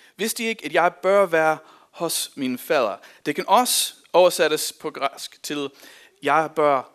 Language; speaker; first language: Danish; non-native, fluent; English